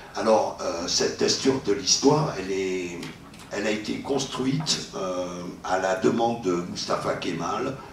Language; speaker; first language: French; native; French